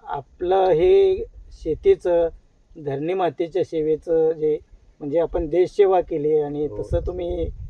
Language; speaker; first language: Marathi; native; Marathi